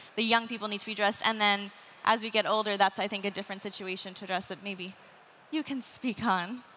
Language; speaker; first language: English; native; English